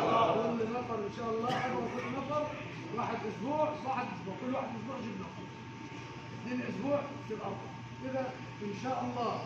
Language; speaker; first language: Arabic; non-native, learner; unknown